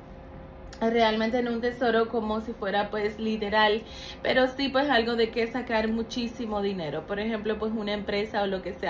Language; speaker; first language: Spanish; native; Spanish